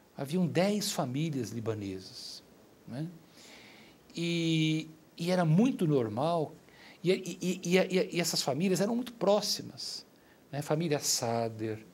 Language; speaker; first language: Portuguese; native; Portuguese